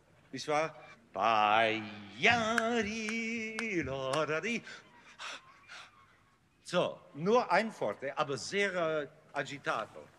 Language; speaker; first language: German; non-native, learner; English